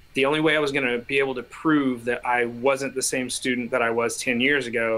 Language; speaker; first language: English; native; English